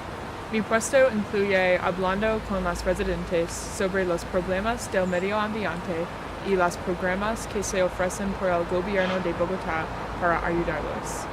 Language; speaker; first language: Spanish; non-native, learner; English